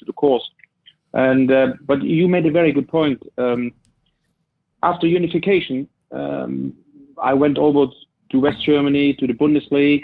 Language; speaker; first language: English; non-native, fluent; German